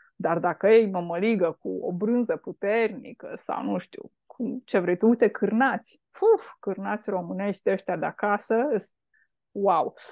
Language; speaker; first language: Romanian; native; Romanian